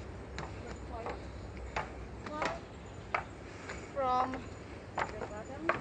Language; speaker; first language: English; non-native, learner; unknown